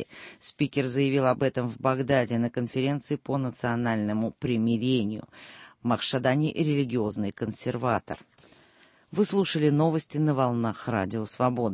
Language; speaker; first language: Russian; native; Russian